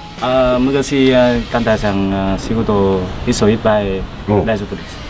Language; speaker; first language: Japanese; non-native, learner; Vietnamese